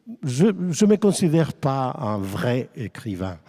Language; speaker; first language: French; non-native, fluent; Spanish